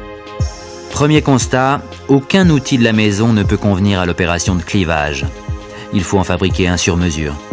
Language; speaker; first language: French; native; French